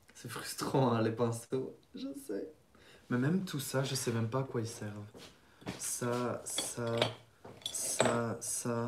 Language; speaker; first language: French; native; French